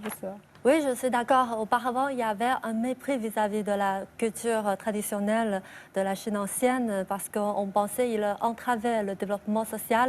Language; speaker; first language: French; non-native, fluent; Chinese